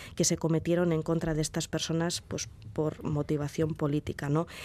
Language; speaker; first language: Spanish; non-native, local second language; Basque